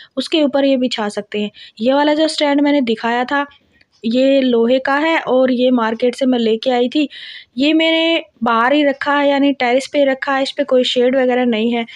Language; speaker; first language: Hindi; native; Hindi